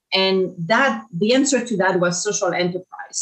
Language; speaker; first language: English; non-native, fluent; French